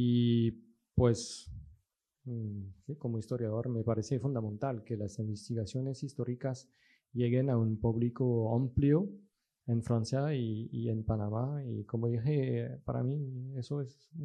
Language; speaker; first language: Spanish; non-native, fluent; French